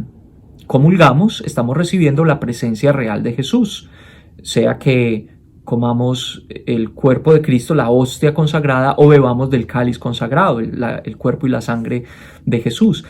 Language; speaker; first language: Spanish; native; Spanish